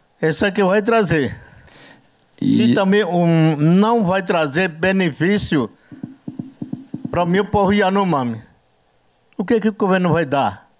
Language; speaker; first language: Portuguese; non-native, learner; Yanomámi